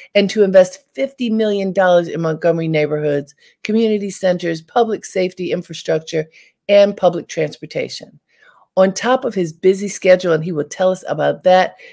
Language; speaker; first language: English; native; English